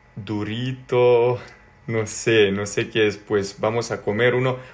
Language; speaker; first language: Spanish; non-native, fluent; Serbian